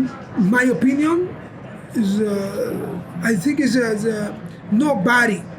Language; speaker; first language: English; non-native, learner; Spanish